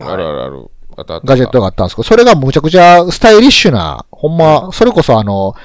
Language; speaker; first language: Japanese; native; Japanese